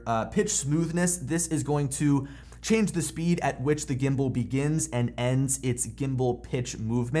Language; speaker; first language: English; native; English